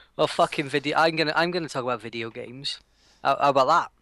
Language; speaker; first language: English; native; English